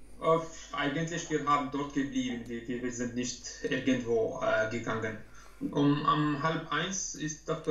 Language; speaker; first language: German; non-native, learner; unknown